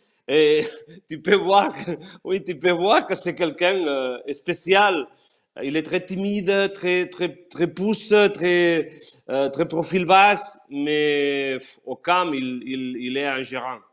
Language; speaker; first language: French; non-native, fluent; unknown